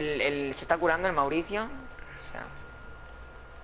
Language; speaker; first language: Spanish; native; Spanish